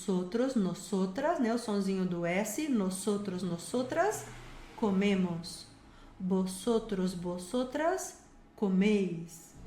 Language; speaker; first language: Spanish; non-native, fluent; Portuguese